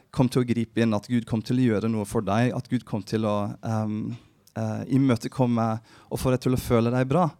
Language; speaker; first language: Norwegian; early bilingual, heritage; Norwegian